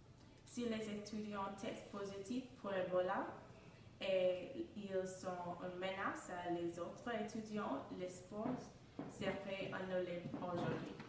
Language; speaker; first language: French; non-native, learner; English